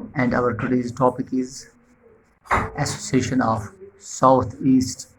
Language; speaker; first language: English; non-native, local second language; Urdu